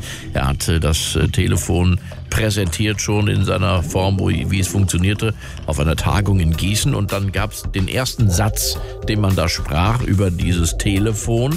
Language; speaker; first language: German; native; German